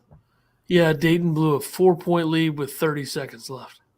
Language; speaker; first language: English; native; English